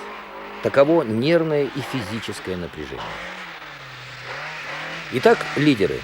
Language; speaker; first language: Russian; native; Russian